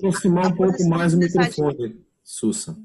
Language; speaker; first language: Portuguese; native; Portuguese